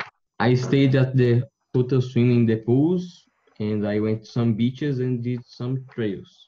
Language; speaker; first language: English; non-native, learner; Portuguese